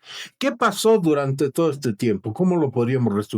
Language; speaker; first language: Spanish; native; Spanish